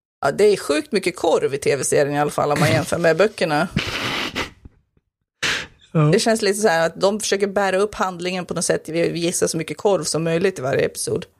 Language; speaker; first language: Swedish; native; Swedish